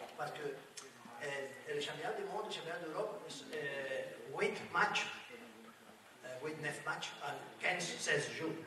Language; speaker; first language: French; non-native, learner; Spanish